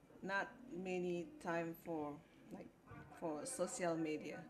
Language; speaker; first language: English; non-native, fluent; Indonesian